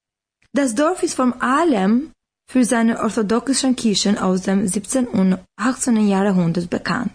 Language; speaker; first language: German; non-native, learner; Albanian